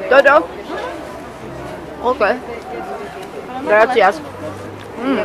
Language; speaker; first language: Spanish; non-native, learner; English